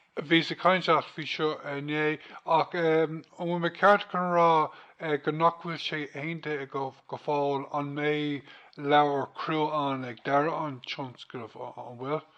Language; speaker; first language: Irish; non-native, fluent; English